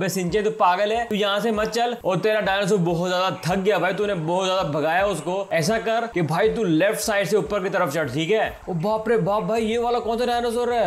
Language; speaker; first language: Hindi; native; Hindi